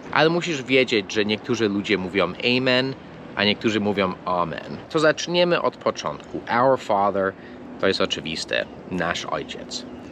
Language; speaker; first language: Polish; non-native, fluent; English